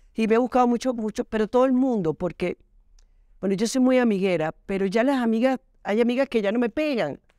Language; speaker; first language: Spanish; native; Spanish